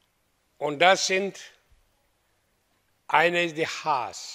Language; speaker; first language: German; non-native, learner; Hindi